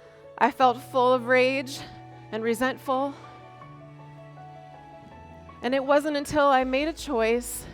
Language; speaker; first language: English; native; English